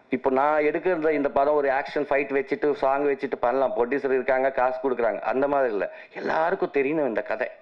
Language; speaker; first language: Tamil; non-native, learner; Telugu